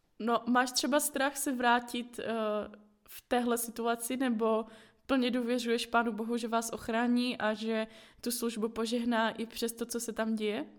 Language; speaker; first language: Czech; native; Czech